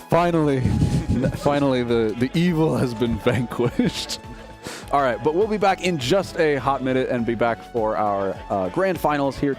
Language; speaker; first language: English; native; English